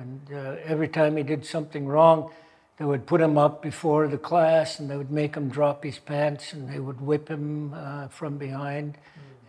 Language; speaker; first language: English; native; English